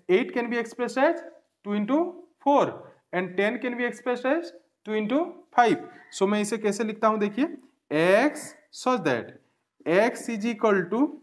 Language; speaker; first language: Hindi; non-native, local second language; Bangla